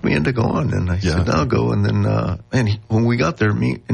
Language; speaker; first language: English; non-native, local second language; Spanish